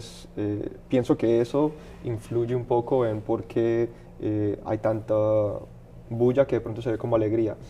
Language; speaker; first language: Spanish; early bilingual, heritage; Spanish